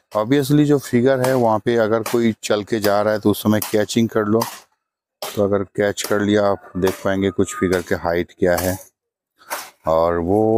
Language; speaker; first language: Hindi; non-native, local second language; Bangla